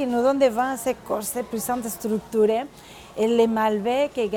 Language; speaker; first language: French; non-native, fluent; Spanish